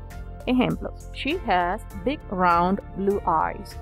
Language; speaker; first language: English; non-native, fluent; Spanish